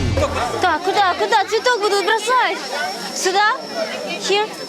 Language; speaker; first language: Russian; native; Russian